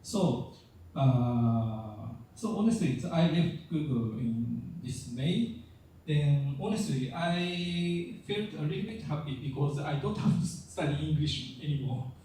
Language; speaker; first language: English; non-native, fluent; Japanese